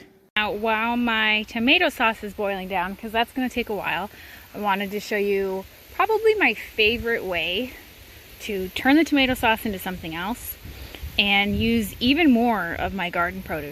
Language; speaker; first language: English; native; English